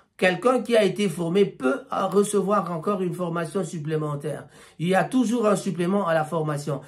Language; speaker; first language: French; non-native, local second language; Lingala